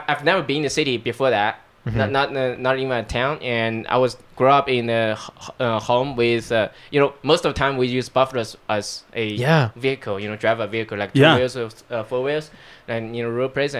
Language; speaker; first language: English; non-native, fluent; Chinese